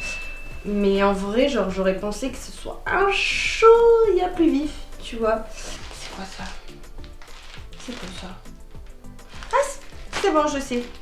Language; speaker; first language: French; native; French